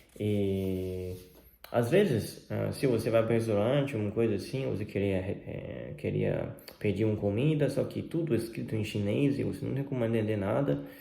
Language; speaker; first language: Portuguese; non-native, fluent; Chinese